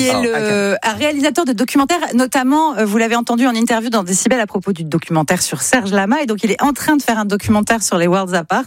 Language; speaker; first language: French; native; French